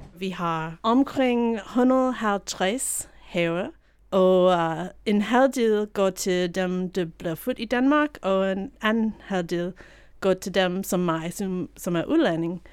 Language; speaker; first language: Danish; non-native, fluent; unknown